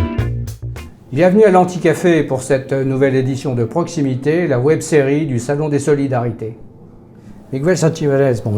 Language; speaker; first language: French; native; French